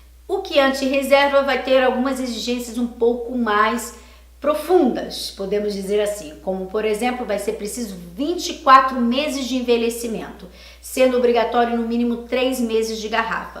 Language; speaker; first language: Portuguese; native; Portuguese